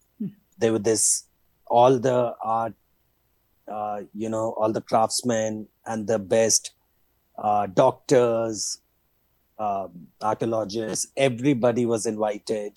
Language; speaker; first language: English; non-native, local second language; Hindi